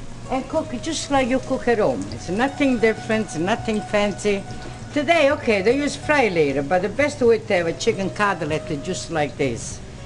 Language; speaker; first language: English; non-native, fluent; Italian